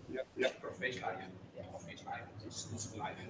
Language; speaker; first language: English; non-native, fluent; Dutch